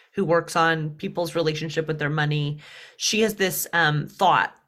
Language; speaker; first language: English; native; English